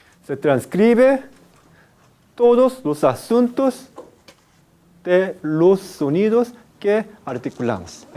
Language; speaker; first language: Spanish; non-native, fluent; Korean